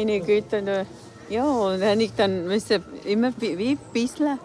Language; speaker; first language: German; non-native, learner; Cebuano